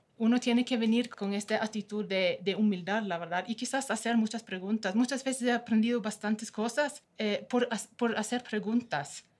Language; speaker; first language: Spanish; non-native, fluent; Norwegian